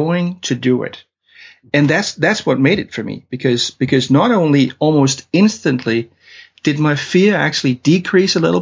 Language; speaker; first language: English; non-native, fluent; Danish